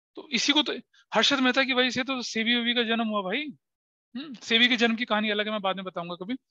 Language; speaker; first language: Hindi; native; Hindi